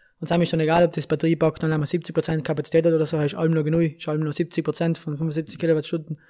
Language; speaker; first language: German; native; German